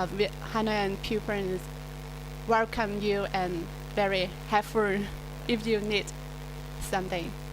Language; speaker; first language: English; non-native, learner; Vietnamese